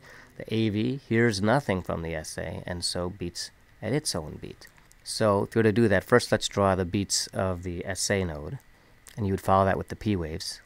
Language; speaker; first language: English; native; English